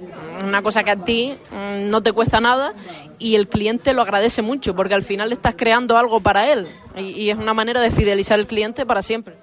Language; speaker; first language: Spanish; native; Spanish